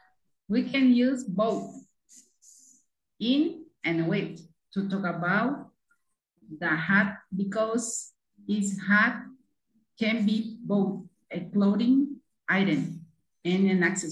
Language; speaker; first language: English; non-native, learner; Spanish